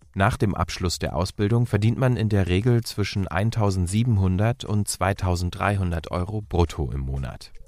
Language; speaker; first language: German; native; German